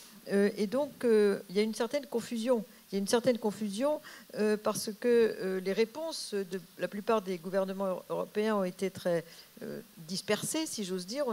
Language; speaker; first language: French; native; French